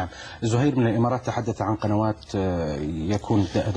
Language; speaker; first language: Arabic; native; Arabic